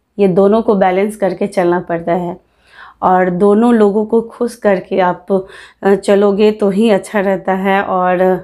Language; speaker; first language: Hindi; native; Hindi